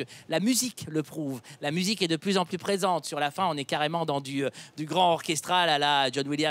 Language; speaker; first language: French; native; French